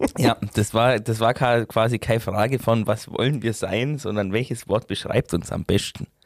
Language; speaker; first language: German; native; German